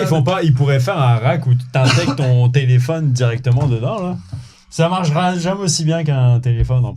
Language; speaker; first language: French; native; French